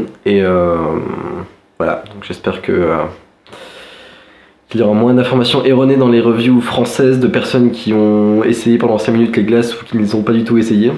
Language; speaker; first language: French; native; French